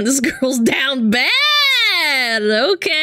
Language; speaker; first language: English; native; English